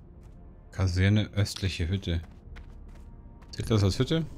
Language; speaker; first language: German; native; German